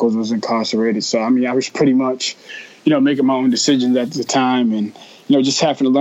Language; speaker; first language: English; native; English